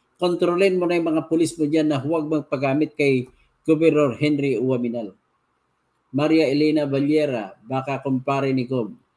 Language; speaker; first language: Filipino; non-native, local second language; Cebuano